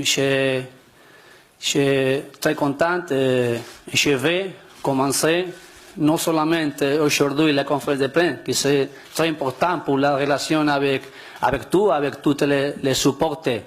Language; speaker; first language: French; non-native, learner; Spanish